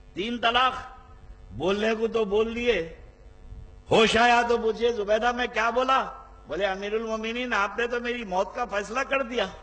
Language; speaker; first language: Urdu; native; Urdu